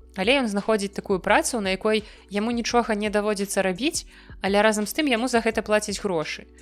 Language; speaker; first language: Belarusian; non-native, local second language; Russian